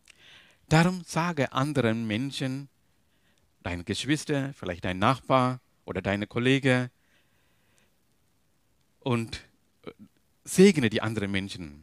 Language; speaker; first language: German; non-native, learner; Tamil